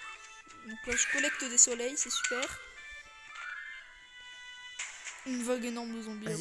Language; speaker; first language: French; native; French